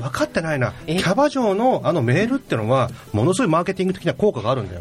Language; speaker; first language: Japanese; native; Japanese